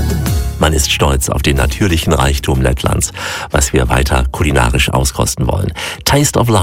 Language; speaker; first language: German; native; German